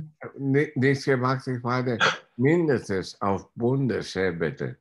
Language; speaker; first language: German; non-native, fluent; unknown